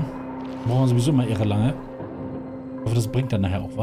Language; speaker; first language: German; native; German